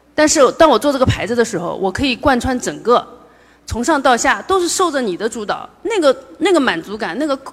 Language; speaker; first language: Chinese; native; Chinese